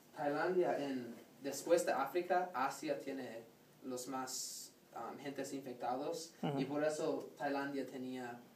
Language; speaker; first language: Spanish; non-native, learner; English